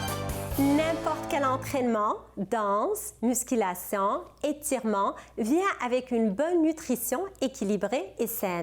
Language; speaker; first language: French; non-native, local second language; Arabic